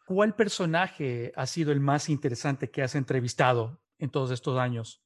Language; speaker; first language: Spanish; native; Spanish